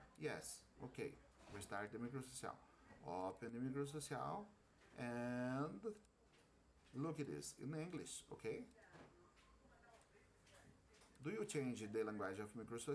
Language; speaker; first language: English; non-native, learner; Portuguese